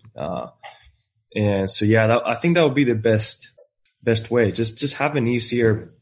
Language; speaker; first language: English; non-native, fluent; Spanish